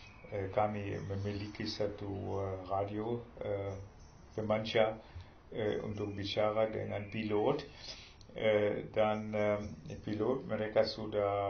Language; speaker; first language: Indonesian; non-native, fluent; German